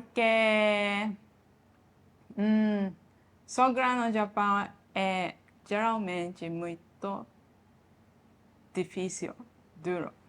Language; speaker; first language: Portuguese; non-native, learner; Japanese